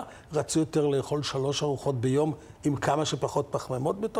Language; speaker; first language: Hebrew; native; Hebrew